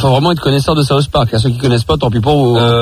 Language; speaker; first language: French; native; French